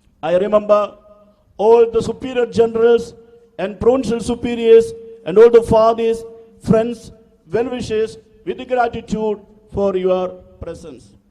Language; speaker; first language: English; non-native, local second language; Malayalam